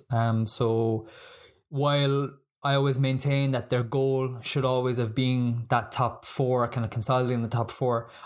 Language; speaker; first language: English; native; English